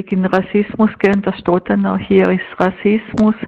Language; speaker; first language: German; native; German